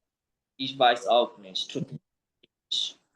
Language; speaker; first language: German; non-native, learner; Bangla